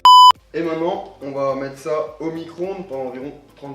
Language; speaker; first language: French; native; French